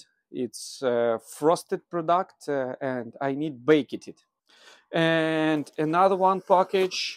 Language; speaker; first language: English; non-native, learner; Russian